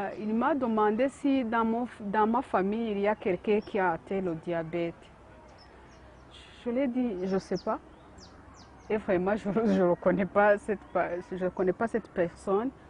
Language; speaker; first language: French; non-native, learner; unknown